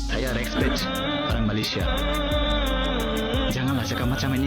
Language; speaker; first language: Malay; non-native, learner; Bangla